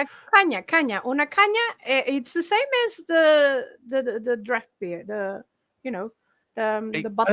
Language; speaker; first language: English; non-native, fluent; Portuguese